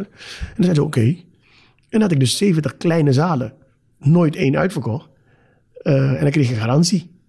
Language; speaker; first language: Dutch; native; Dutch